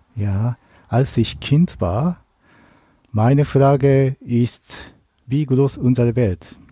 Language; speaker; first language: German; non-native, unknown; Japanese